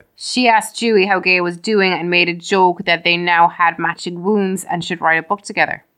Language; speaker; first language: English; native; English